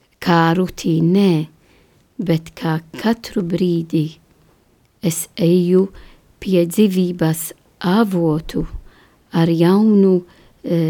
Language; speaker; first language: Latvian; non-native, learner; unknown